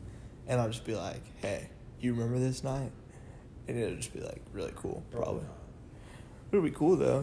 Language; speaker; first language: English; native; English